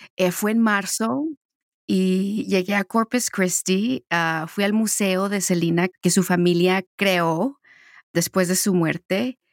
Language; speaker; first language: Spanish; early bilingual, heritage; Spanish